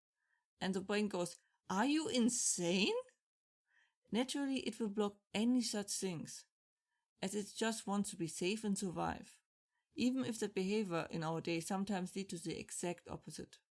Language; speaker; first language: English; non-native, fluent; German